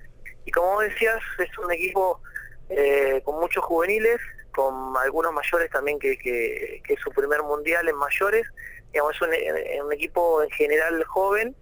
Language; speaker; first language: Spanish; native; Spanish